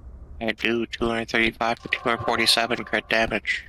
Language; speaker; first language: English; native; English